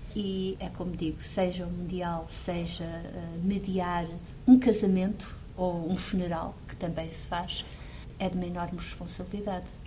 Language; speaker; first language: Portuguese; early bilingual, heritage; Portuguese